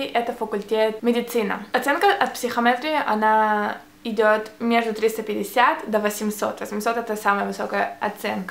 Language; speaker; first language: Russian; early bilingual, heritage; Russian